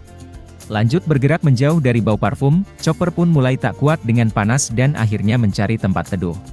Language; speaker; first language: Indonesian; native; Indonesian